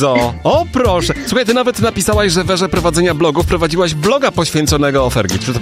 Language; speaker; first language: Polish; native; Polish